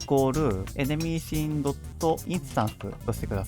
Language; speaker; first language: Japanese; native; Japanese